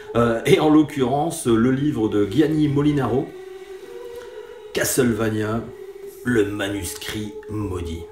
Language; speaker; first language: French; native; French